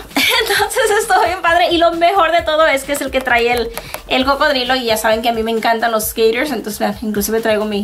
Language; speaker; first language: Spanish; native; Spanish